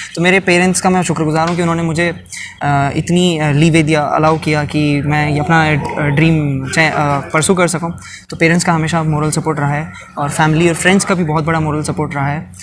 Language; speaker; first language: Hindi; non-native, local second language; Urdu